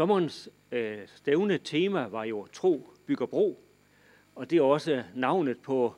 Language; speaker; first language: Danish; native; Danish